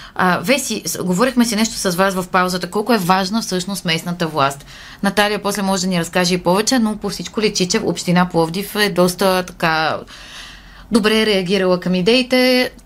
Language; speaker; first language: Bulgarian; native; Bulgarian